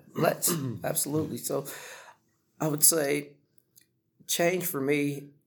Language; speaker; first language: English; native; English